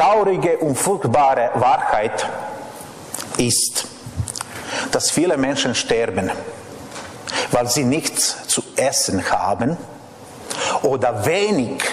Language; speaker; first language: German; non-native, fluent; Serbian